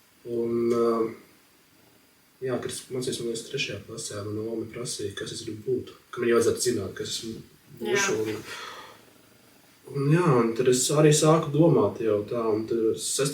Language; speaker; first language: Latvian; native; Latvian